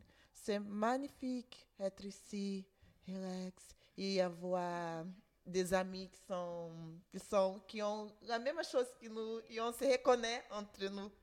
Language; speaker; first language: French; non-native, fluent; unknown